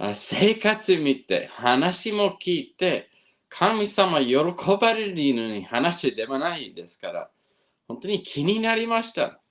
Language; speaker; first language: Japanese; non-native, fluent; English